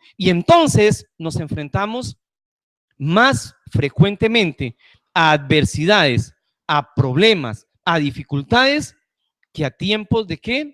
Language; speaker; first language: Spanish; native; Spanish